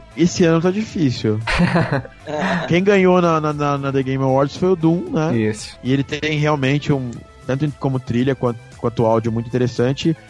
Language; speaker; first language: Portuguese; native; Portuguese